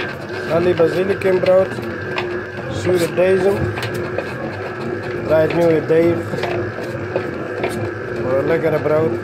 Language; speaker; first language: Dutch; non-native, fluent; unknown